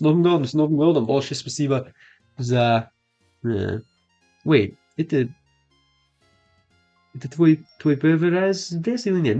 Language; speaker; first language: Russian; non-native, learner; English